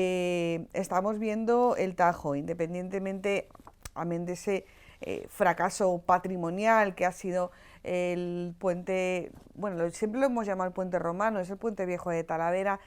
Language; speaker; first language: Spanish; native; Spanish